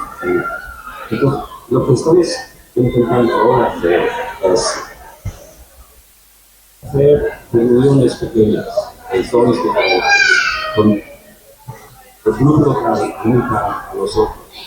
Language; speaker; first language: Spanish; non-native, learner; English